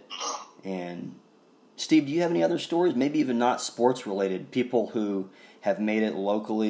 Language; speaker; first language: English; native; English